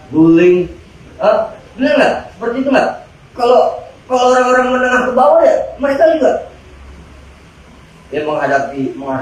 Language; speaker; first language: Indonesian; native; Indonesian